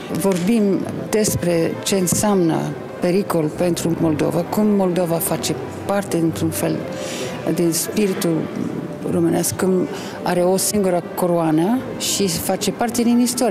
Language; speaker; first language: Romanian; non-native, fluent; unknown